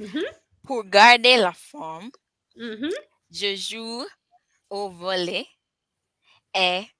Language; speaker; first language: French; non-native, learner; English